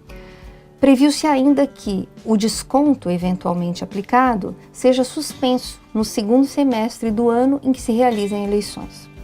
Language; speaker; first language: Portuguese; native; Portuguese